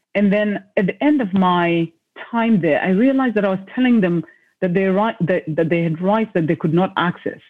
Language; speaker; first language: English; non-native, local second language; Shona